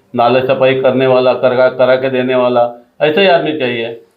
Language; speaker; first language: Hindi; non-native, local second language; Marathi